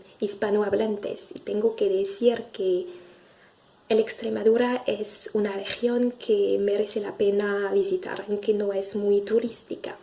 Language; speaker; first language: Spanish; non-native, fluent; French